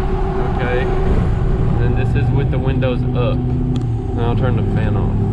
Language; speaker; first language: English; native; English